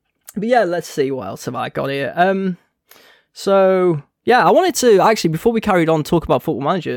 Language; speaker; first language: English; native; English